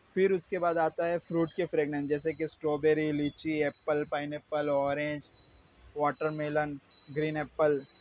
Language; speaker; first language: Hindi; non-native, local second language; Gujarati